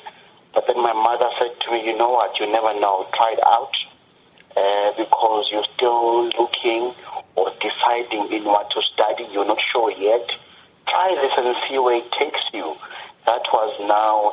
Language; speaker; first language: English; non-native, local second language; Xhosa